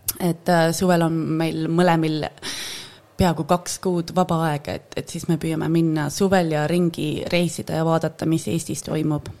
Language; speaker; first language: Estonian; native; Estonian